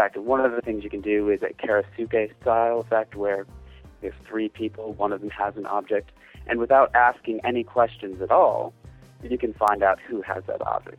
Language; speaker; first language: English; native; English